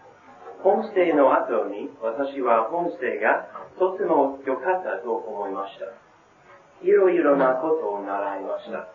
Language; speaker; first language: Japanese; non-native, learner; English